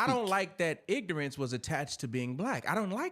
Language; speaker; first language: English; native; English